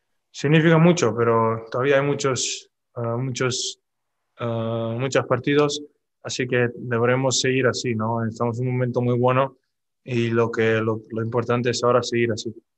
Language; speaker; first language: Spanish; non-native, fluent; Slovenian